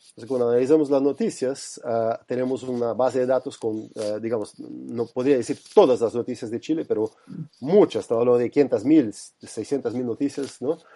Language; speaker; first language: Spanish; non-native, fluent; Portuguese